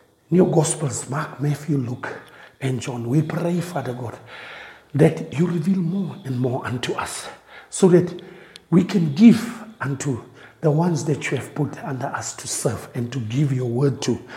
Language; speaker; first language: English; non-native, local second language; Afrikaans